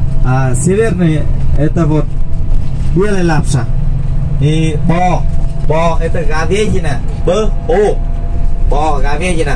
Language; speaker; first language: Russian; non-native, learner; Vietnamese